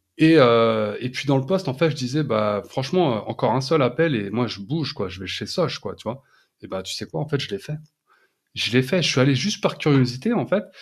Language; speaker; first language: French; native; French